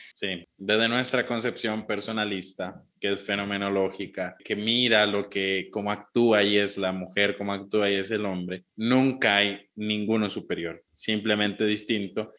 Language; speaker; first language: Spanish; native; Spanish